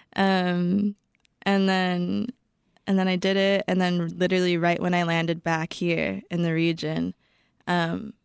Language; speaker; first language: English; native; English